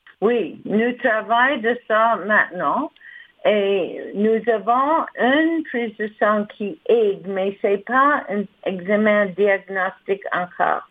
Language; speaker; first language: French; non-native, learner; English